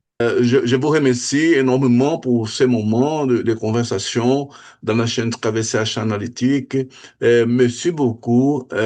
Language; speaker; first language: French; non-native, fluent; Portuguese